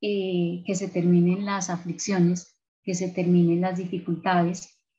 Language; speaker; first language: Spanish; native; Spanish